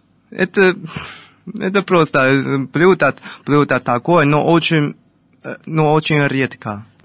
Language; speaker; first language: Russian; non-native, learner; Chinese